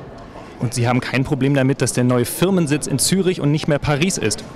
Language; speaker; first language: German; native; German